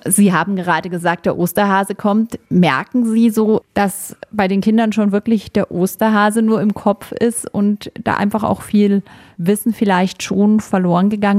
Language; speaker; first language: German; native; German